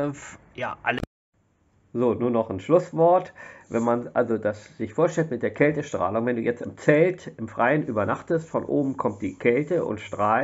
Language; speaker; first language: German; native; German